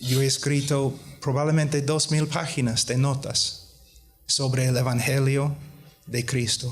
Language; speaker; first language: Spanish; non-native, fluent; English